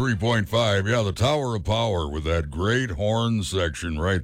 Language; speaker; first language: English; native; English